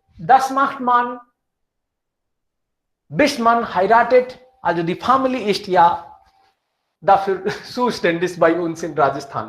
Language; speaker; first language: German; non-native, fluent; Hindi